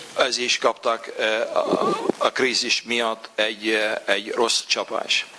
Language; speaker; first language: Hungarian; non-native, fluent; Arabic